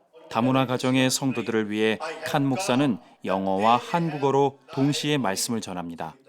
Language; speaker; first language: Korean; native; Korean